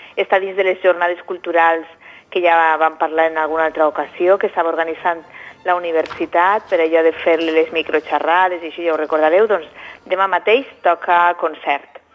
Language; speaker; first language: Catalan; native; Catalan